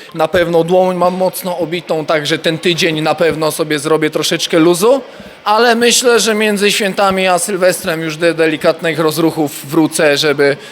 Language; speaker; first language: Polish; native; Polish